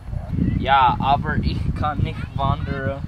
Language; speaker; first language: German; non-native, learner; English